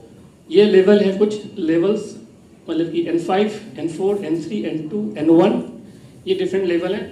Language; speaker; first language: Hindi; native; Hindi